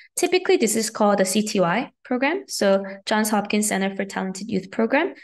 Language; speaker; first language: English; native; English